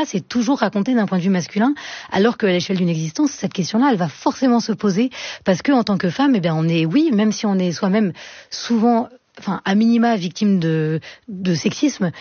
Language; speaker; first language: French; native; French